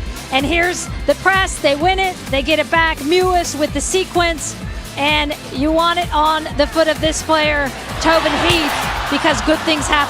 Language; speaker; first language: English; native; English